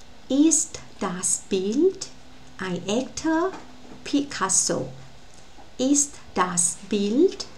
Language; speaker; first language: German; non-native, fluent; Thai